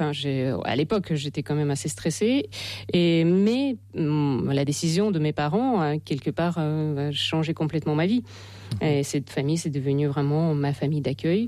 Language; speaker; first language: French; non-native, fluent; Russian